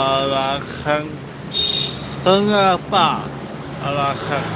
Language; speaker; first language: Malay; non-native, local second language; Balinese